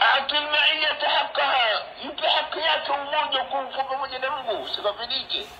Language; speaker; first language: Swahili; native; Swahili